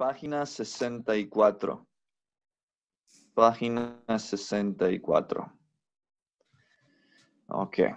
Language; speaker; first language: Spanish; non-native, fluent; English